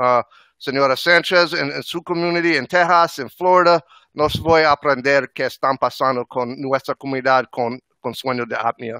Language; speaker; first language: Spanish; non-native, learner; English